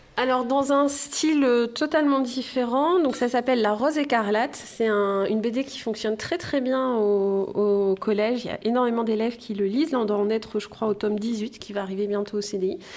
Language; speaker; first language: French; native; French